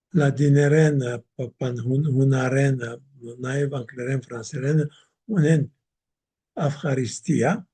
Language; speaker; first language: Armenian; native; Armenian